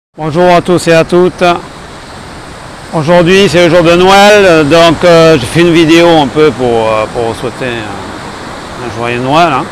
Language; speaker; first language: French; native; French